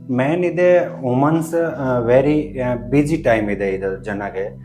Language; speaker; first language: Kannada; non-native, local second language; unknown